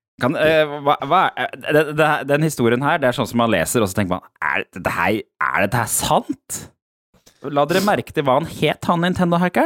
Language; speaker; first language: Norwegian; native; Norwegian